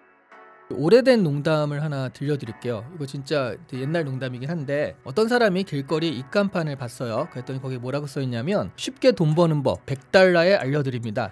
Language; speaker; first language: Korean; native; Korean